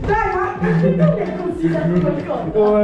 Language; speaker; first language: Italian; native; Italian